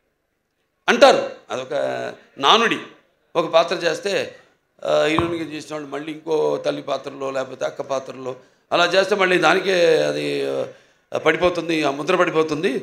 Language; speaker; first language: Telugu; native; Telugu